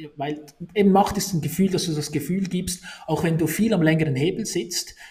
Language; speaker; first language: German; native; German